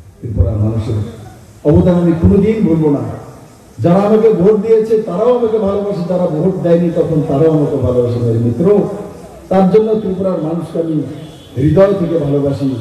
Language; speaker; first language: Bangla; native; Bangla